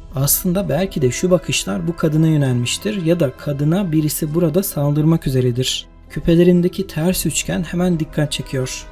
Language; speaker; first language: Turkish; native; Turkish